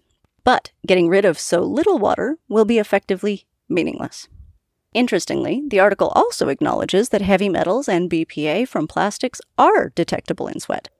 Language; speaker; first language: English; native; English